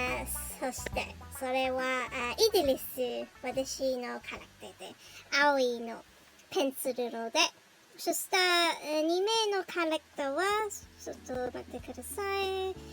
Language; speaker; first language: Japanese; non-native, learner; English